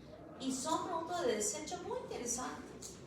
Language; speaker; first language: Spanish; native; Spanish